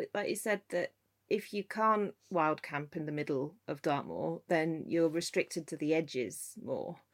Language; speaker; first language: English; native; English